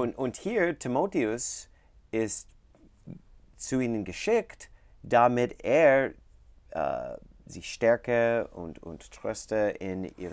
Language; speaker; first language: German; non-native, learner; English